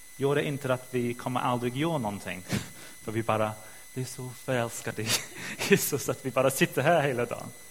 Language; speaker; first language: Swedish; non-native, fluent; English